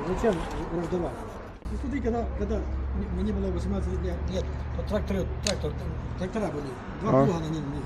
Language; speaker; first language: Russian; non-native, local second language; Ukrainian